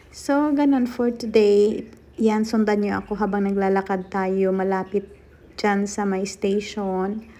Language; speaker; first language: Filipino; native; Filipino